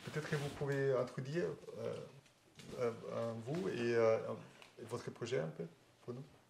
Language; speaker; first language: French; non-native, fluent; German